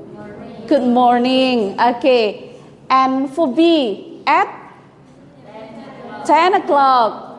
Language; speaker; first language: English; non-native, fluent; Indonesian